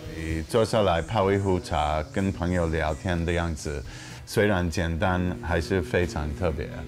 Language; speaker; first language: Chinese; non-native, fluent; English